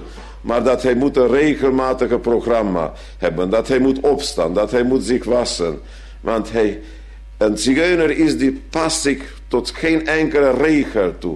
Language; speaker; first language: Dutch; non-native, fluent; Hungarian